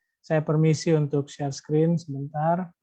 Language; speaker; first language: Indonesian; native; Indonesian